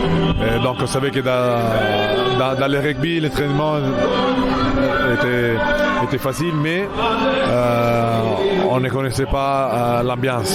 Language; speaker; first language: French; non-native, fluent; Italian